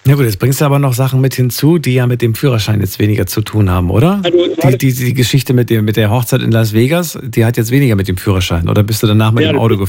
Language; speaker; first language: German; native; German